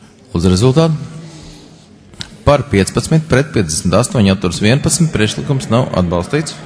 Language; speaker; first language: Latvian; native; Latvian